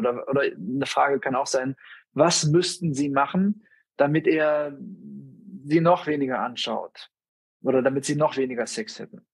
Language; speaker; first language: German; native; German